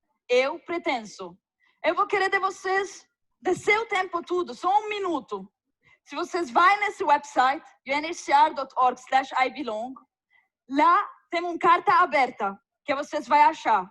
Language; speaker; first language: Portuguese; non-native, fluent; Arabic